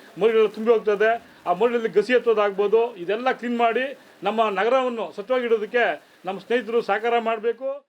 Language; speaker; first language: Kannada; non-native, local second language; Tamil